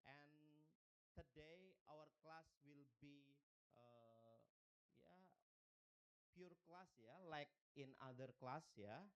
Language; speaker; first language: English; non-native, local second language; Indonesian